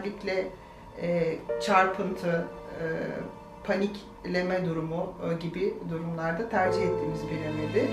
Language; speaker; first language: Turkish; native; Turkish